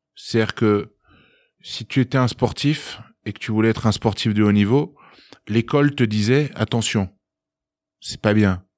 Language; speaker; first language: French; native; French